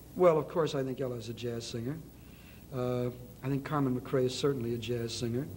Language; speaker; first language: English; native; English